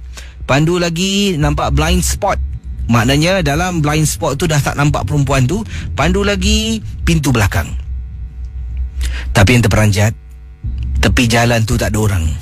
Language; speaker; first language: Malay; native; Malay